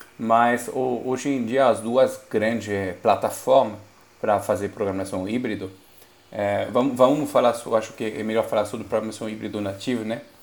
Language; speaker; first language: Portuguese; non-native, fluent; French